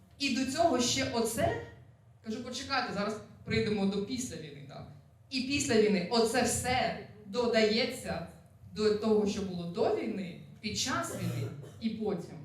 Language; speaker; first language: Ukrainian; non-native, local second language; Russian